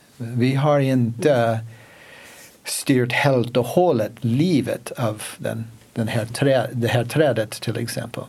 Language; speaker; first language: Swedish; non-native, fluent; English